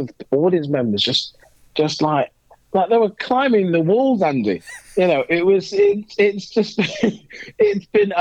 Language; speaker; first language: English; native; English